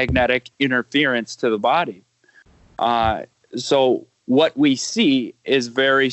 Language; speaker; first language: English; native; English